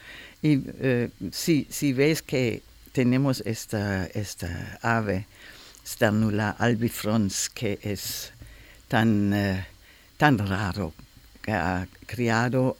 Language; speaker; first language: Spanish; non-native, learner; German